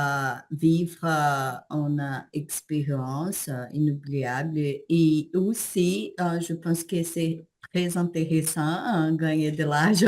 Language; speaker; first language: French; non-native, learner; Portuguese